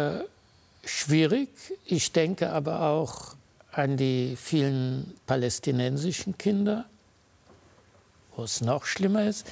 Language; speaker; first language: German; early bilingual, heritage; German